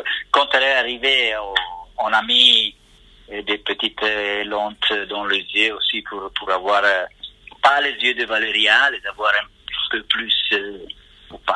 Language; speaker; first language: French; non-native, fluent; Italian